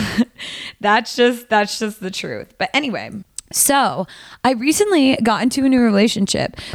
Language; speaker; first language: English; native; English